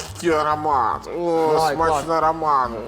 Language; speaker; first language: Ukrainian; non-native, learner; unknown